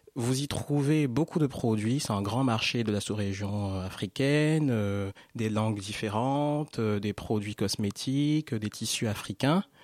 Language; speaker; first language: French; non-native, local second language; Fon